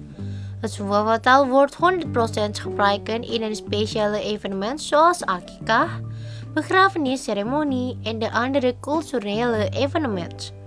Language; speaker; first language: Dutch; non-native, learner; Indonesian